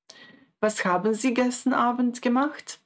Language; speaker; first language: German; non-native, fluent; Croatian